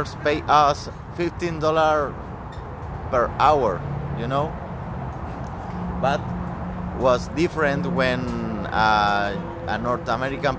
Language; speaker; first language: English; non-native, learner; Spanish